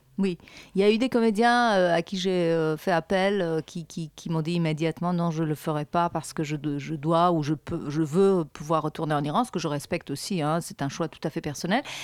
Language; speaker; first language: French; non-native, fluent; Persian